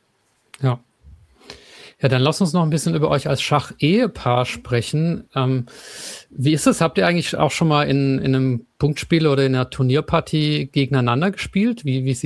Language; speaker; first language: German; native; German